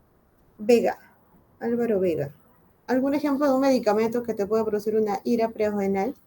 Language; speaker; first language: Spanish; native; Spanish